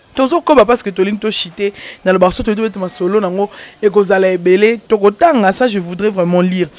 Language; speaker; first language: French; non-native, local second language; Lingala